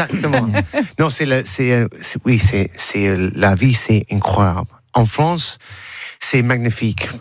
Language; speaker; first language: French; non-native, learner; English